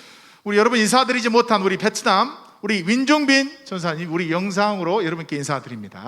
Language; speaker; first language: Korean; native; Korean